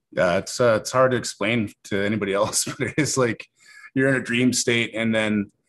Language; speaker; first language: English; native; English